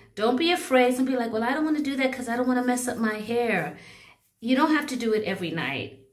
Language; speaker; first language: English; native; English